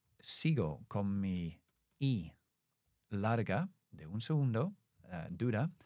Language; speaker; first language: Spanish; non-native, fluent; English